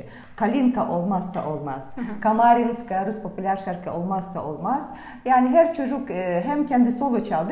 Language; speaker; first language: Turkish; non-native, fluent; Russian